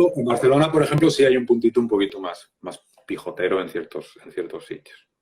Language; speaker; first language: Spanish; native; Spanish